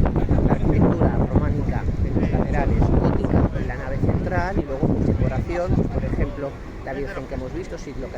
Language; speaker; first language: Spanish; native; Spanish